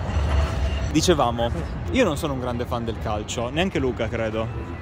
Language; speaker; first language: Italian; native; Italian